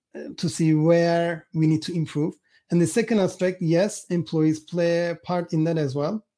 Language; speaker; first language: English; non-native, fluent; Turkish